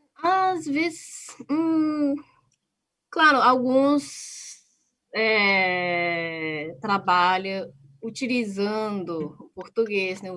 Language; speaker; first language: Portuguese; non-native, fluent; Japanese